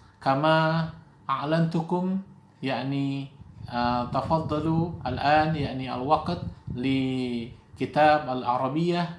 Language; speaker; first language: Arabic; non-native, fluent; Indonesian